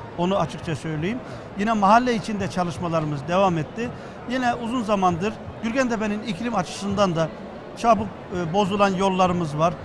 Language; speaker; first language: Turkish; native; Turkish